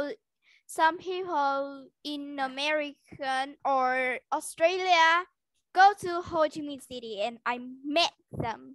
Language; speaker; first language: English; non-native, learner; Vietnamese